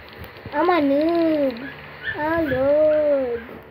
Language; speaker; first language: English; non-native, local second language; Filipino